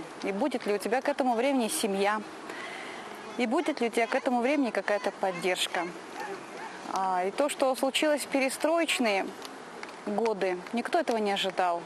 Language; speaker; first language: Russian; native; Russian